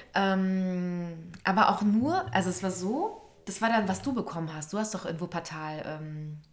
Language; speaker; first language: German; native; German